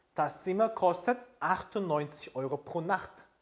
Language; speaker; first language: German; non-native, fluent; Korean